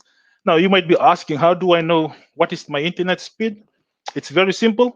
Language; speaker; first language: English; non-native, local second language; Fijian